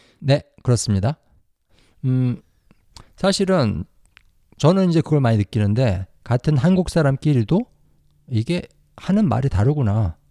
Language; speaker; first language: Korean; native; Korean